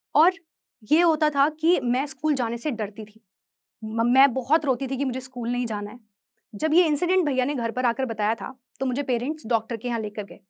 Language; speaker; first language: Hindi; native; Hindi